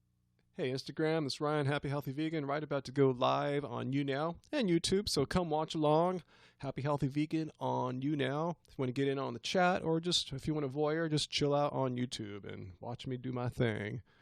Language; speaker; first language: English; native; English